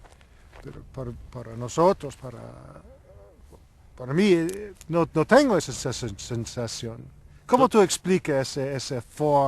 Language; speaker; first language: Spanish; non-native, learner; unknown